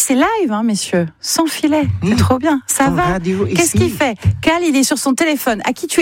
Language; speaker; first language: French; native; French